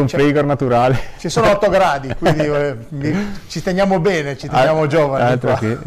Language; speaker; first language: Italian; native; Italian